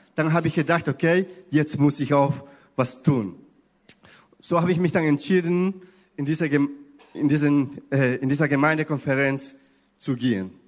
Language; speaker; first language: German; non-native, fluent; Spanish